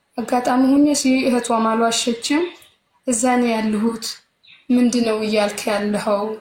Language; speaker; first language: Amharic; native; Amharic